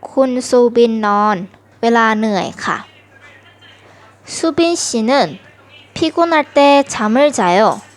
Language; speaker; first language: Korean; non-native, fluent; Thai